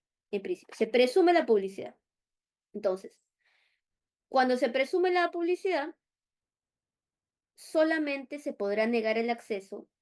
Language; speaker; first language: Spanish; native; Spanish